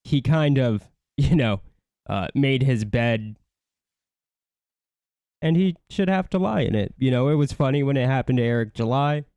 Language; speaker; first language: English; native; English